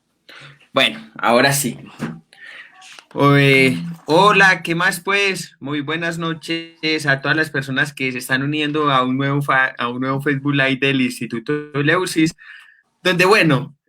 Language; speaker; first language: Spanish; native; Spanish